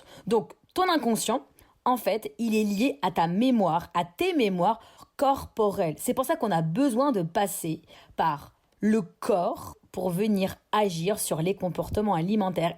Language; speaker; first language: French; native; French